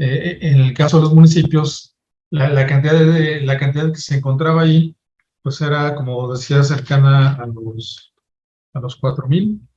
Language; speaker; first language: Spanish; native; Spanish